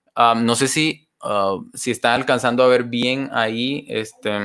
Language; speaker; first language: Spanish; native; Spanish